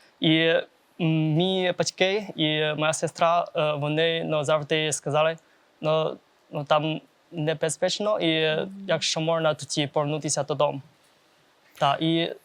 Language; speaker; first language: Ukrainian; non-native, learner; Chinese